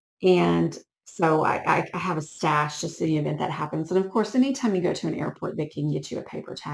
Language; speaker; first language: English; native; English